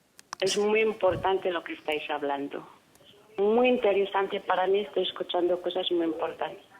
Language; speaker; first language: Spanish; non-native, fluent; Arabic